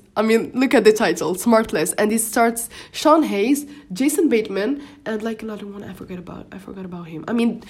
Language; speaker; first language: English; non-native, fluent; Arabic